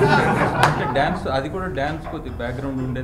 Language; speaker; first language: Telugu; native; Telugu